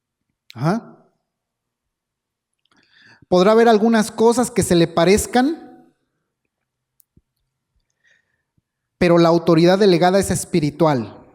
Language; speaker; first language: Spanish; native; Spanish